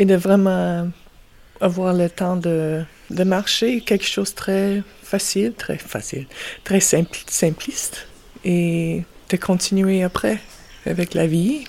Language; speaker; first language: French; non-native, fluent; English